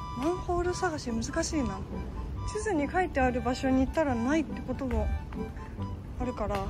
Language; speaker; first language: Japanese; early bilingual, other home language; Chinese